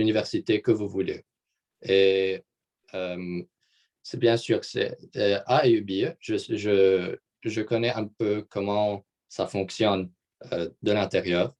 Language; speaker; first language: French; non-native, local second language; Arabic